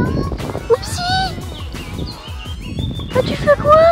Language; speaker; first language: French; native; French